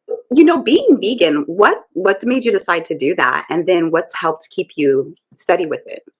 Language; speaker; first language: English; native; English